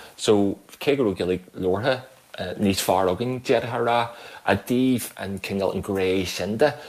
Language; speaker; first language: Irish; native; Irish